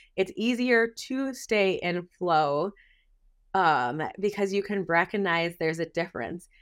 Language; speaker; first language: English; native; English